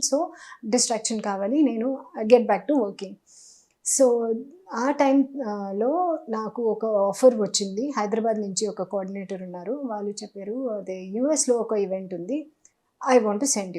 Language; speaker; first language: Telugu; non-native, local second language; Hindi